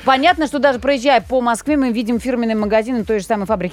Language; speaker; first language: Russian; native; Russian